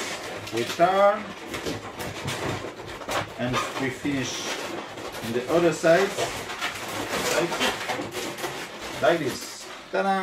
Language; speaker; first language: English; non-native, learner; Italian